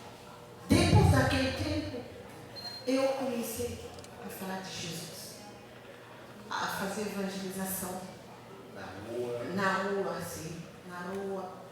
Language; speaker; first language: Portuguese; non-native, learner; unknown